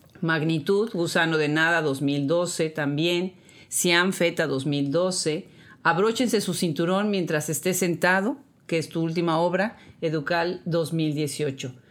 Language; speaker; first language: Spanish; native; Spanish